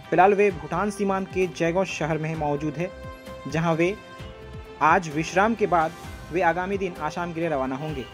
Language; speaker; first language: Hindi; native; Hindi